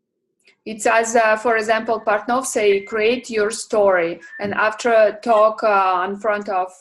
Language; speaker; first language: English; non-native, learner; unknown